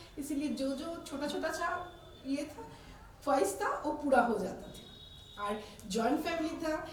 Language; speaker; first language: Hindi; non-native, local second language; Bangla